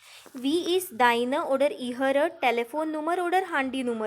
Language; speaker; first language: German; non-native, fluent; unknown